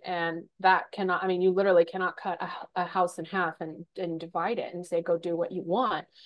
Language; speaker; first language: English; native; English